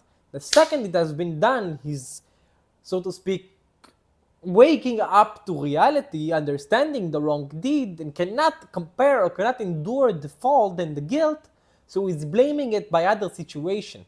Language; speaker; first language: English; non-native, fluent; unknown